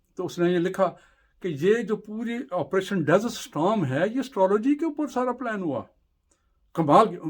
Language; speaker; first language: Urdu; native; Urdu